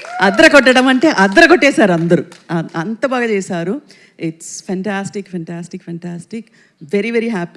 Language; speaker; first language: Telugu; non-native, fluent; Tamil